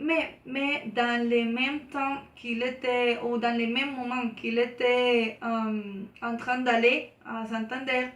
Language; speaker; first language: French; non-native, learner; Spanish